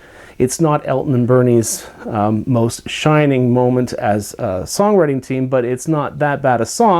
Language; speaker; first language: English; native; English